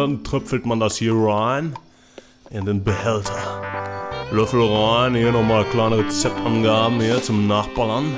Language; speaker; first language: German; native; German